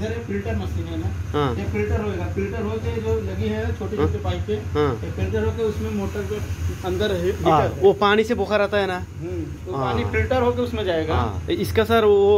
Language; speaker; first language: Hindi; non-native, fluent; Bangla